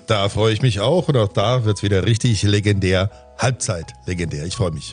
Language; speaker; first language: German; native; German